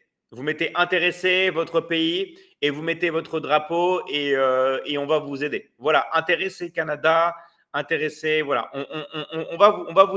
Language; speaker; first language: French; native; French